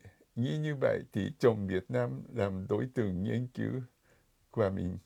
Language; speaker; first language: Vietnamese; non-native, fluent; Japanese